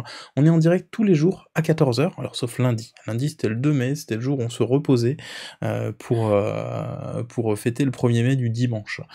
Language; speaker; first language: French; native; French